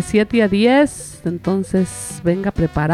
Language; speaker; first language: Spanish; native; Spanish